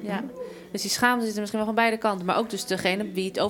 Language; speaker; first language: Dutch; native; Dutch